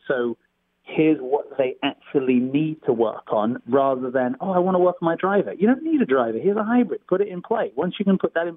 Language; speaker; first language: English; native; English